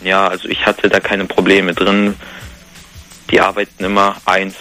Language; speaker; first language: German; native; German